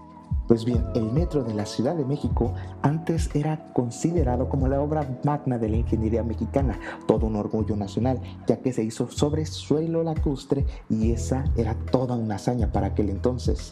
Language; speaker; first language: Spanish; native; Spanish